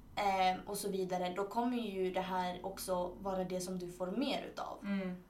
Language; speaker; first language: Swedish; early bilingual, other home language; Spanish